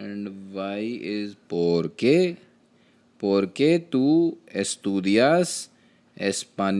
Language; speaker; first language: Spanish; non-native, learner; Hindi